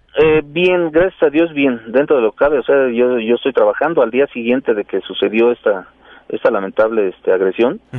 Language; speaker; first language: Spanish; native; Spanish